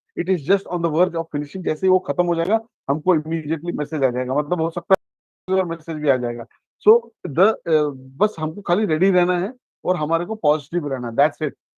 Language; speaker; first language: Hindi; native; Hindi